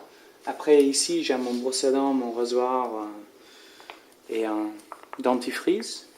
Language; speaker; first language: French; non-native, learner; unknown